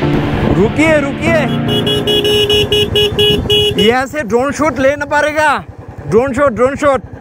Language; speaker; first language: Hindi; non-native, learner; Bangla